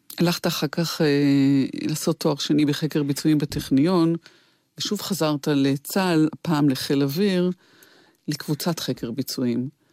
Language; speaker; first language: Hebrew; native; Hebrew